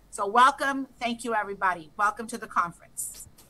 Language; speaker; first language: English; early bilingual, other home language; Spanish